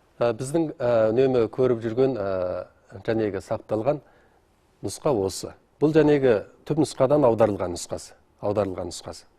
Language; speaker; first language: Kazakh; native; Kazakh